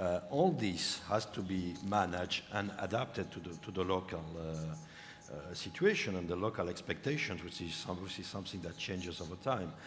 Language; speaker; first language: English; non-native, fluent; French